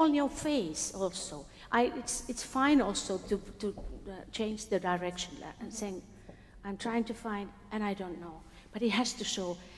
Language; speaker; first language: English; non-native, fluent; Finnish